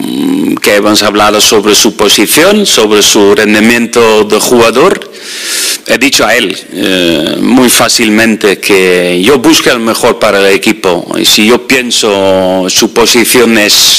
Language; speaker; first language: Spanish; non-native, fluent; Dutch